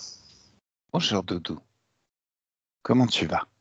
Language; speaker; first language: French; native; French